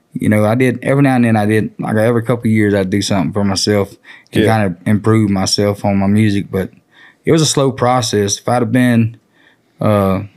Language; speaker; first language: English; native; English